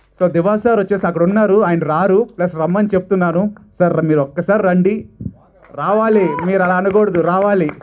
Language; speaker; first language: Telugu; native; Telugu